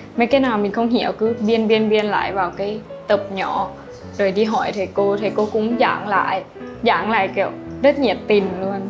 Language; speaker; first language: Vietnamese; non-native, learner; Lao